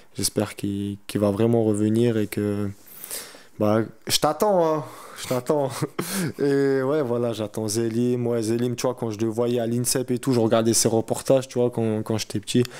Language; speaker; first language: French; early bilingual, other home language; Chechen